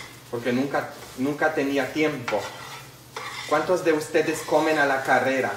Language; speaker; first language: Spanish; non-native, fluent; Polish